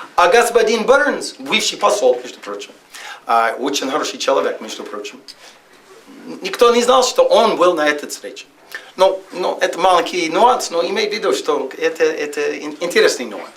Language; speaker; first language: Russian; non-native, fluent; English